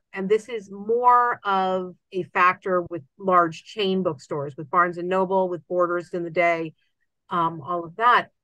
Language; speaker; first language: English; native; English